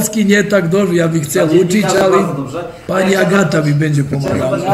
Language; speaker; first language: Polish; non-native, learner; Serbian